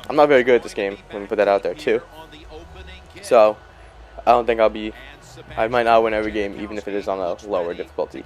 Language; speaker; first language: English; native; English